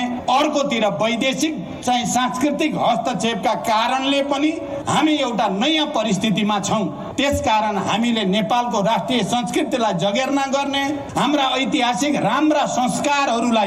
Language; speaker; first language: Nepali; native; Nepali